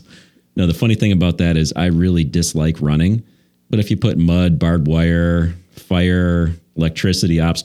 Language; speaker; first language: English; native; English